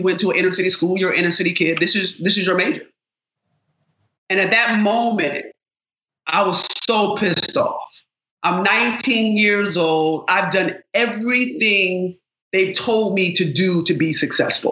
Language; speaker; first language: English; native; English